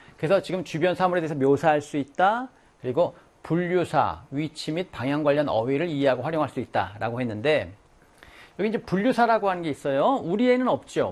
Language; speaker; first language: Korean; native; Korean